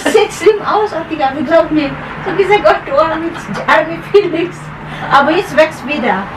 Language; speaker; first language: German; non-native, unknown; Filipino